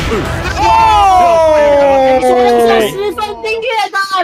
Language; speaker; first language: Chinese; native; Chinese